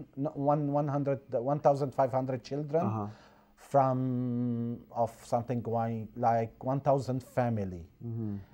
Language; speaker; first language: English; non-native, fluent; Arabic